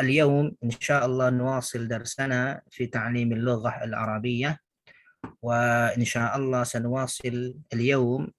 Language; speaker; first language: Arabic; non-native, fluent; Indonesian